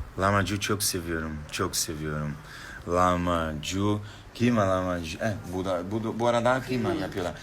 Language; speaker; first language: Turkish; non-native, learner; Portuguese